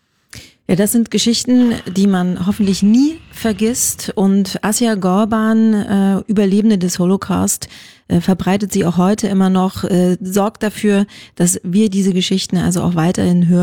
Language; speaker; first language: German; native; German